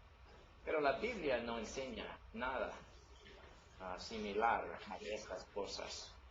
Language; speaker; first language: Spanish; non-native, learner; English